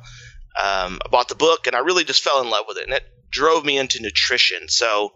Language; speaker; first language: English; native; English